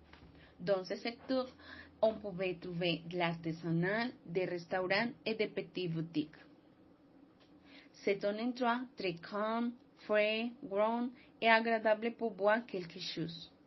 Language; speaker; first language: French; non-native, learner; Spanish